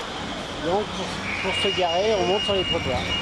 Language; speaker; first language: French; native; French